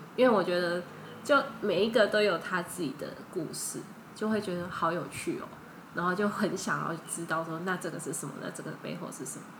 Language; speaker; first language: Chinese; early bilingual, heritage; Chinese